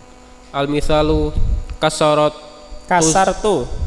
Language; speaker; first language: Arabic; non-native, learner; Indonesian